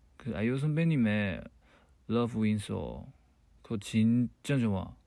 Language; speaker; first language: Korean; non-native, fluent; Chinese